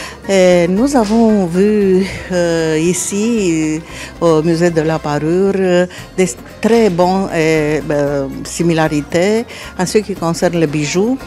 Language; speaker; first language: French; non-native, fluent; Romanian